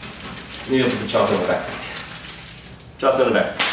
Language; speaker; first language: English; native; English